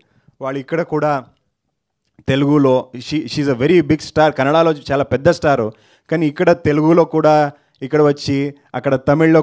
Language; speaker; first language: Telugu; non-native, learner; Kannada